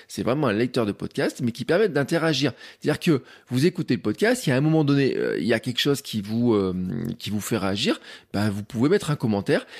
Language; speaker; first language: French; native; French